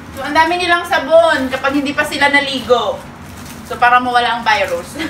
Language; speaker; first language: Filipino; native; Filipino